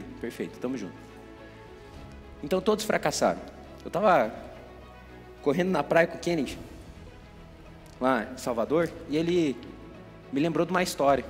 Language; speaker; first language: Portuguese; native; Portuguese